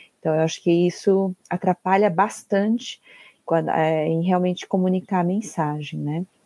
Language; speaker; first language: Portuguese; native; Portuguese